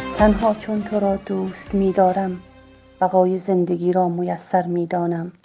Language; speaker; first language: Persian; non-native, local second language; Central Kurdish